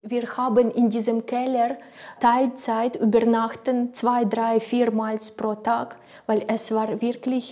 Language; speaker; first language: German; non-native, learner; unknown